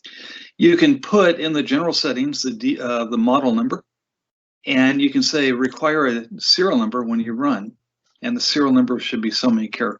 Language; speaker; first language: English; native; English